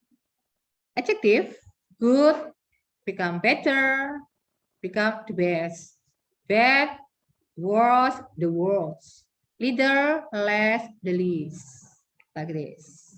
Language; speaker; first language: English; non-native, learner; Indonesian